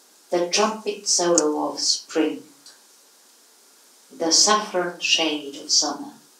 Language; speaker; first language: English; non-native, fluent; Estonian